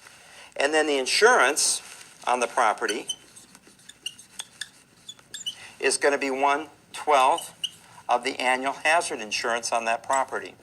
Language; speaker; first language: English; native; English